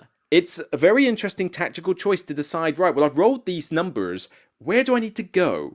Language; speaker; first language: English; native; English